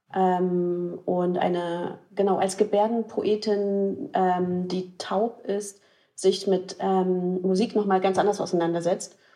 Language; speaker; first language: German; native; German